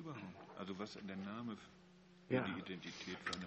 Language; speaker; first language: German; native; German